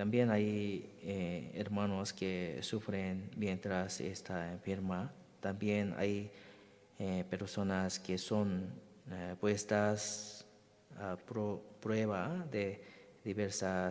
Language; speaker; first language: Spanish; non-native, learner; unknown